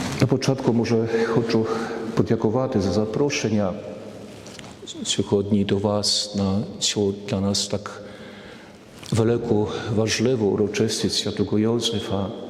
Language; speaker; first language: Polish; non-native, learner; Ukrainian